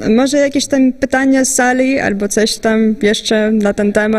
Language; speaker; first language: Polish; non-native, fluent; Russian